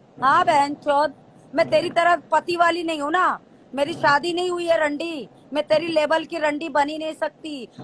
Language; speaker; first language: Hindi; native; Hindi